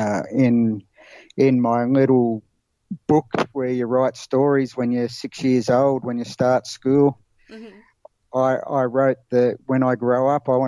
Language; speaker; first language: English; native; English